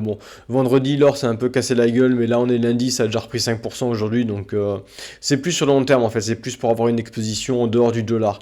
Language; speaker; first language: French; native; French